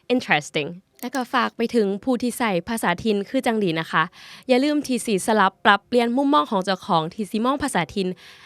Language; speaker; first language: Thai; native; Thai